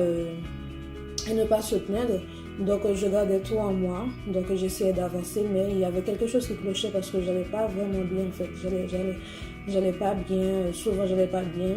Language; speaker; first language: French; native; French